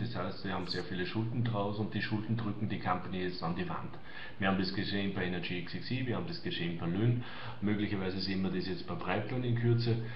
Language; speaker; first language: German; native; German